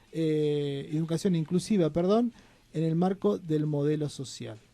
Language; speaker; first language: Spanish; native; Spanish